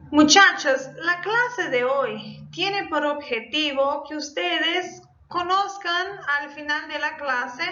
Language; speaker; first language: Spanish; non-native, fluent; Portuguese